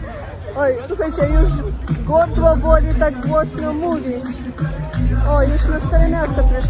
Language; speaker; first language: Polish; non-native, local second language; Ukrainian